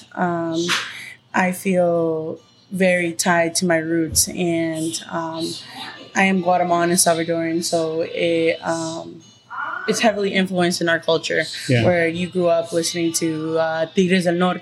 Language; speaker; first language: English; native; English